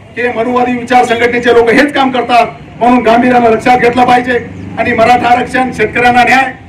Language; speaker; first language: Marathi; native; Marathi